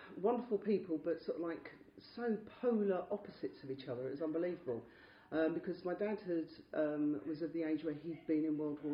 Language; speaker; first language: English; native; English